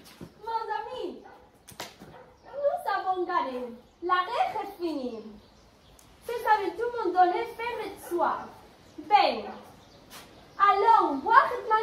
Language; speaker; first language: French; non-native, learner; Spanish